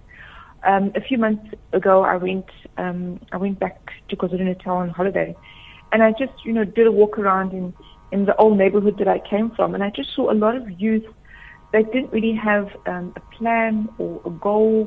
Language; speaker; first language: English; native; English